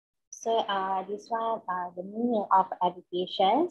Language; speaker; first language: English; non-native, local second language; Malay